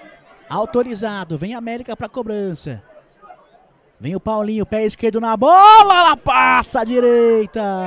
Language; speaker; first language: Portuguese; native; Portuguese